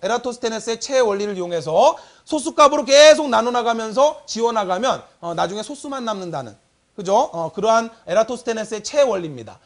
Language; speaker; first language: Korean; native; Korean